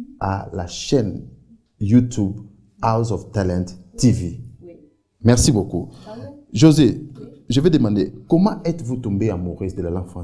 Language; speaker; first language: French; non-native, fluent; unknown